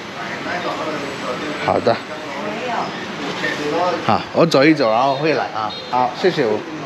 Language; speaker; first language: Chinese; non-native, learner; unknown